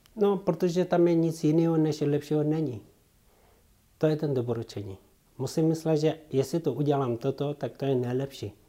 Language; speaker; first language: Czech; non-native, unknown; Tibetan